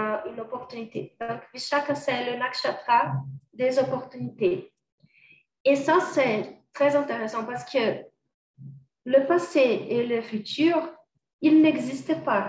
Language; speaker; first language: French; non-native, fluent; Portuguese